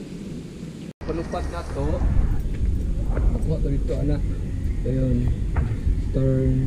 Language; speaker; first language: Filipino; non-native, local second language; Cebuano